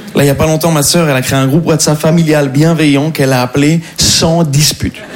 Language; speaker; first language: French; non-native, local second language; Arabic